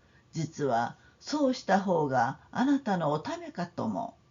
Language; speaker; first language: Japanese; non-native, fluent; Korean